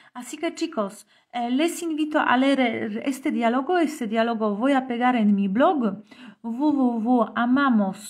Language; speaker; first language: Spanish; non-native, fluent; Polish